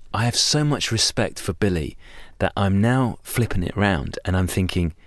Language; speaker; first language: English; native; English